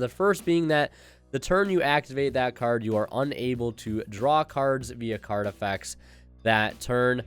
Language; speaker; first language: English; native; English